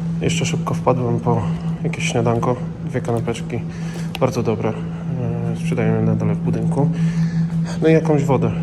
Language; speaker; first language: Polish; native; Polish